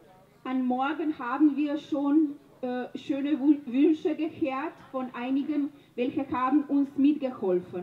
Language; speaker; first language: German; non-native, learner; Slovenian